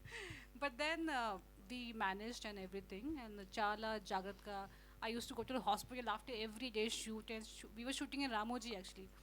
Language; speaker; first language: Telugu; non-native, learner; Hindi